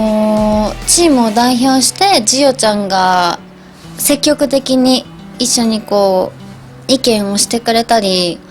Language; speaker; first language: Japanese; native; Japanese